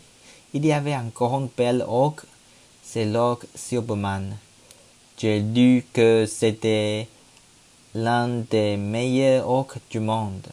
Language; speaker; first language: French; non-native, learner; Chinese